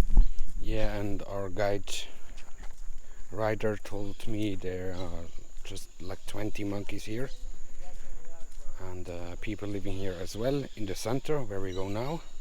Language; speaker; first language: English; non-native, fluent; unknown